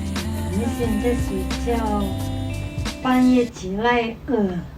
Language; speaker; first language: Chinese; non-native, learner; Indonesian